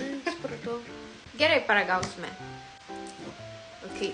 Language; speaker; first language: Lithuanian; non-native, learner; Japanese